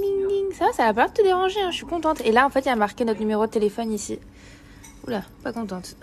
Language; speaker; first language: French; native; French